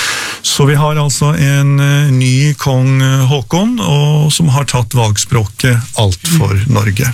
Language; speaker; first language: Norwegian; native; Norwegian